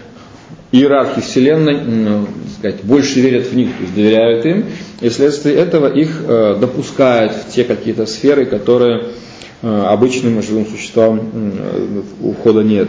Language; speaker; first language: Russian; native; Russian